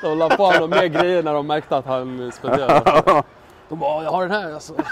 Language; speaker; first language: Swedish; native; Swedish